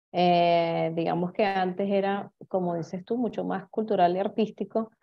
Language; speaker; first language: Spanish; native; Spanish